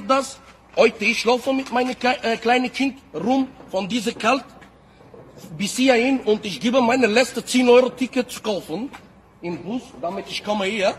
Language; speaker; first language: German; non-native, learner; Bulgarian